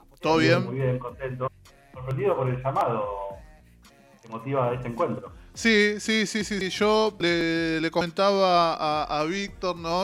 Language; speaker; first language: Spanish; native; Spanish